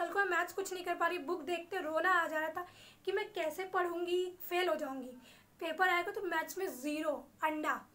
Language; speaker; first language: Hindi; native; Hindi